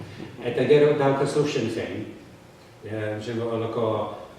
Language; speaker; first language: Basque; non-native, learner; English